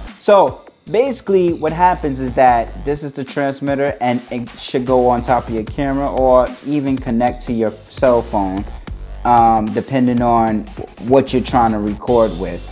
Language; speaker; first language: English; native; English